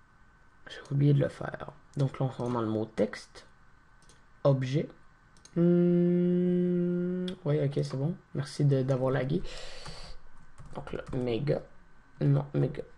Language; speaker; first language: French; native; French